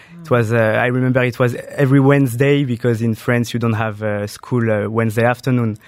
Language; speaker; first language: English; non-native, fluent; French